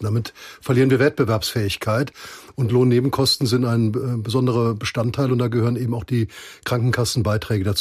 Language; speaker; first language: German; native; German